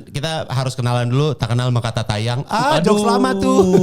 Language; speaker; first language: Indonesian; native; Indonesian